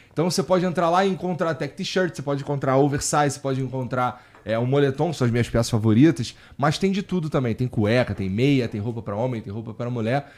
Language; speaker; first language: Portuguese; native; Portuguese